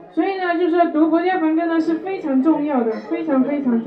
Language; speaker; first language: Chinese; native; Chinese